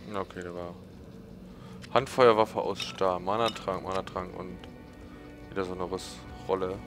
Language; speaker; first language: German; native; German